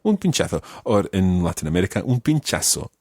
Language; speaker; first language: Spanish; non-native, fluent; English